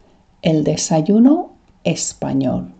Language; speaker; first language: Spanish; non-native, fluent; English